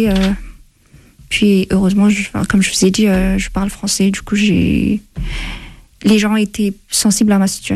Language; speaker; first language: French; non-native, fluent; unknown